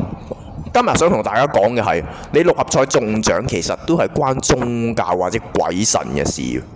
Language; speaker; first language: Cantonese; native; Cantonese